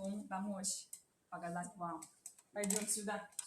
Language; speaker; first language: Russian; non-native, learner; Chinese